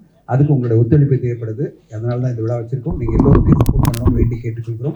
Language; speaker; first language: Tamil; native; Tamil